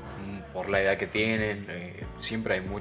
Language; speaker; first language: Spanish; native; Spanish